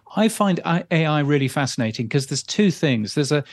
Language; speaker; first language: English; native; English